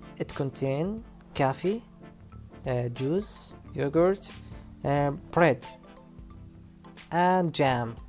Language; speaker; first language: English; non-native, learner; Arabic